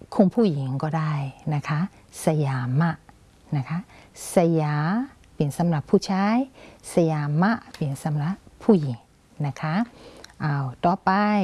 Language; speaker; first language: Thai; non-native, fluent; Burmese